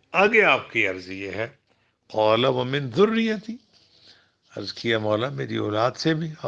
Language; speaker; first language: Urdu; non-native, local second language; Punjabi